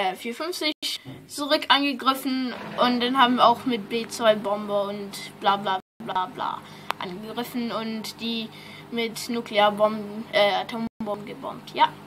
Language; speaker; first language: German; non-native, fluent; English